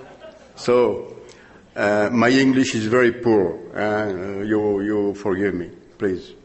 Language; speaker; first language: English; non-native, learner; French